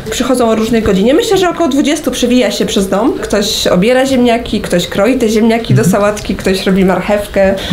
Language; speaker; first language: Polish; native; Polish